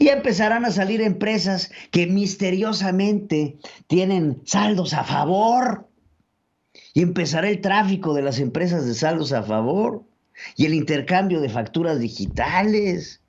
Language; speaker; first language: Spanish; native; Spanish